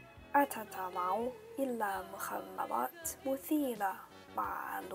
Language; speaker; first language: Arabic; non-native, learner; Chinese